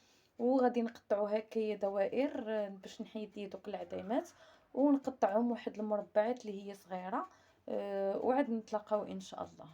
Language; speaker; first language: Arabic; native; Arabic